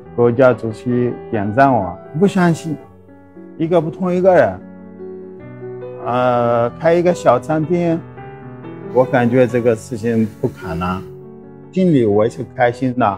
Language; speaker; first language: Chinese; non-native, learner; Arabic